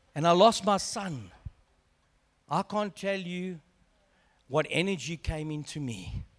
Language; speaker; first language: English; native; English